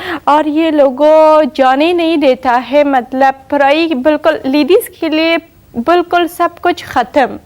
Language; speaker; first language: Hindi; non-native, learner; Persian